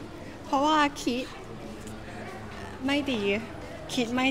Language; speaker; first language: Thai; non-native, learner; Cantonese